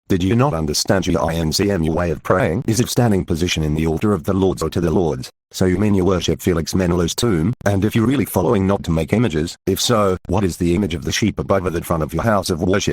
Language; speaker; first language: English; non-native, local second language; Filipino